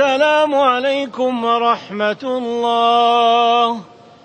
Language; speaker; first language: Arabic; native; Arabic